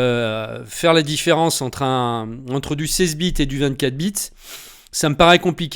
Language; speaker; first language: French; native; French